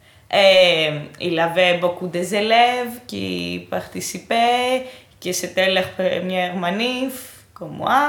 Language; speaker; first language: French; non-native, fluent; Greek